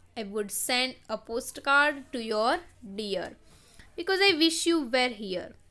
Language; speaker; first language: English; non-native, local second language; Gujarati